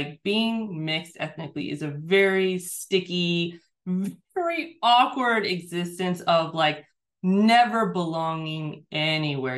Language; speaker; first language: English; native; English